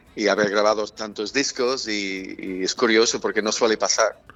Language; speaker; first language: Spanish; non-native, fluent; English